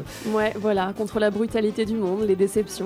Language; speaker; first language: French; native; French